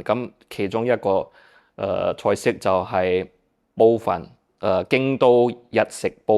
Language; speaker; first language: Cantonese; early bilingual, heritage; Cantonese